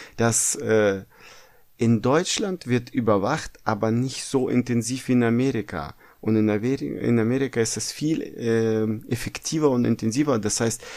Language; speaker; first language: German; native; German